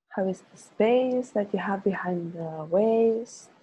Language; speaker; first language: English; non-native, fluent; Spanish